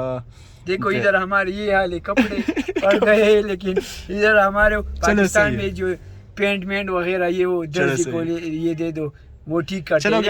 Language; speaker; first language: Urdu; non-native, local second language; Pashto